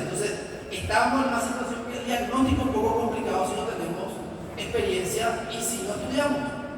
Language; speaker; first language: Spanish; native; Spanish